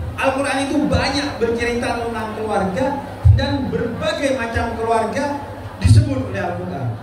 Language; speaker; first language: Indonesian; non-native, local second language; Madurese